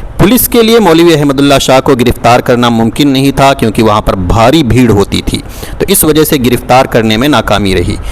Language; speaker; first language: Urdu; native; Urdu